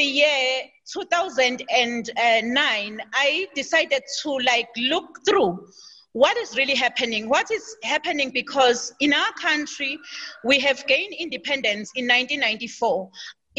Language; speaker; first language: English; non-native, local second language; Zulu